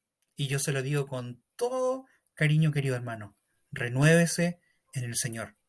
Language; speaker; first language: Spanish; native; Spanish